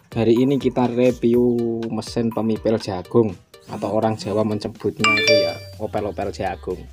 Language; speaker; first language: Indonesian; non-native, local second language; Javanese